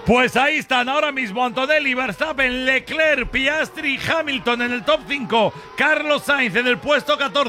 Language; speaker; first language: Spanish; native; Spanish